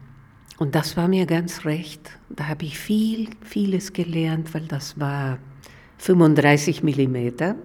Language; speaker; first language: German; non-native, fluent; Spanish